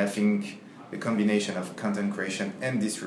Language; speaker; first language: English; non-native, fluent; French